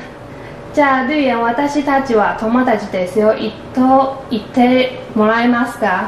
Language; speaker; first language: Japanese; non-native, learner; Chinese